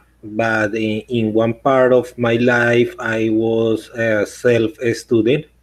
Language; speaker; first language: English; non-native, learner; Spanish